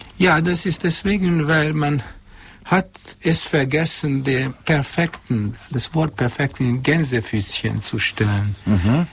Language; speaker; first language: German; non-native, learner; Hungarian